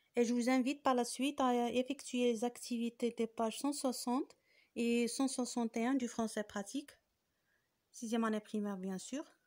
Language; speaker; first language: French; non-native, local second language; Arabic